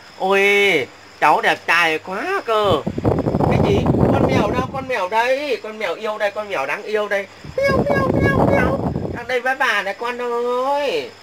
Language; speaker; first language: Vietnamese; non-native, local second language; Muong